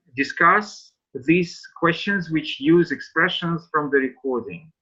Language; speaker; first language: English; non-native, fluent; Russian